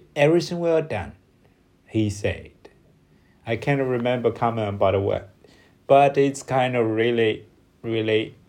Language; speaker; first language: English; non-native, learner; Chinese